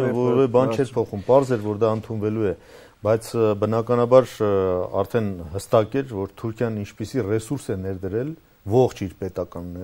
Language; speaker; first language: Armenian; native; Armenian